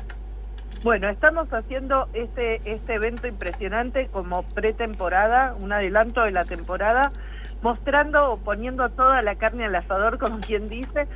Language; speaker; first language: Spanish; native; Spanish